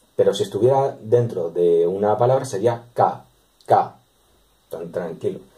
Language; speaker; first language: Spanish; native; Spanish